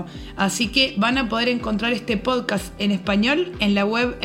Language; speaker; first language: Spanish; native; Spanish